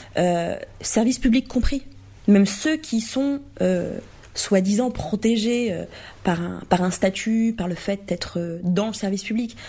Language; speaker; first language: French; native; French